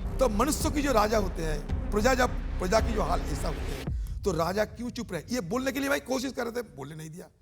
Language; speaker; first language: Hindi; non-native, local second language; Bangla